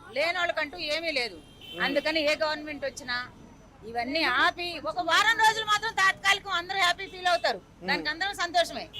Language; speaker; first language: Telugu; native; Telugu